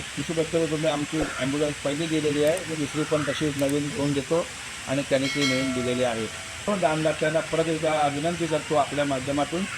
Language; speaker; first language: Marathi; native; Marathi